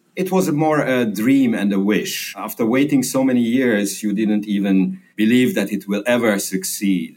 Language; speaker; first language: English; non-native, fluent; Hungarian